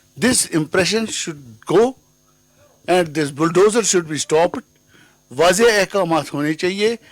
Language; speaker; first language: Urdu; non-native, local second language; Kashmiri